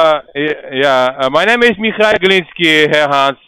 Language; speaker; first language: German; non-native, learner; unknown